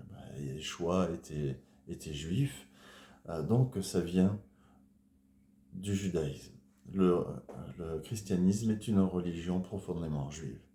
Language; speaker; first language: French; native; French